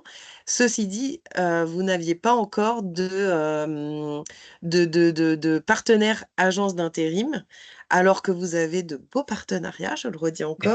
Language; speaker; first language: French; native; French